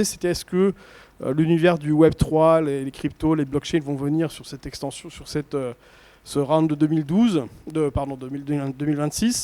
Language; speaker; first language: French; native; French